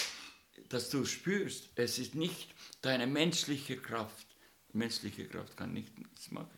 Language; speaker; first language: German; non-native, fluent; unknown